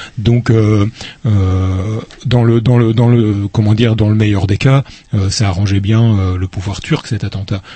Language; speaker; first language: French; native; French